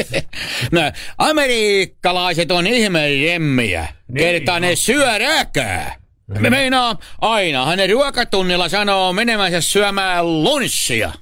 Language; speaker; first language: Finnish; native; Finnish